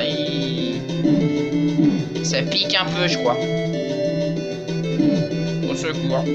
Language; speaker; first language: French; native; French